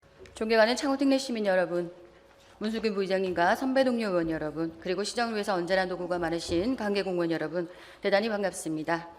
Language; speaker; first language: Korean; native; Korean